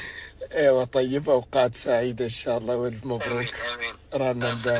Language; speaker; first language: Arabic; native; Arabic